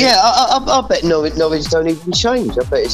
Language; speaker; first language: English; native; English